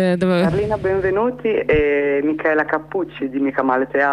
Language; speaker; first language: Italian; native; Italian